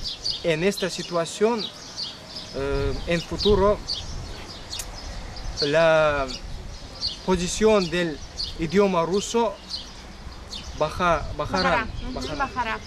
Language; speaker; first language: Spanish; non-native, learner; Kyrgyz